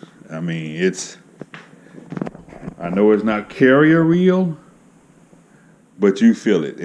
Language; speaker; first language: English; native; English